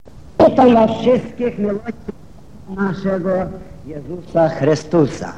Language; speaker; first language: Polish; non-native, fluent; Ukrainian